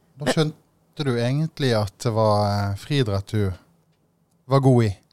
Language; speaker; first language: Norwegian; native; Norwegian